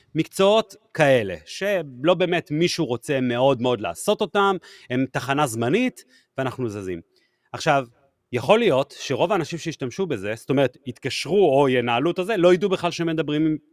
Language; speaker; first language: Hebrew; native; Hebrew